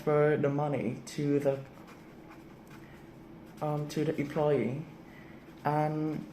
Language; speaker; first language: English; non-native, learner; Vietnamese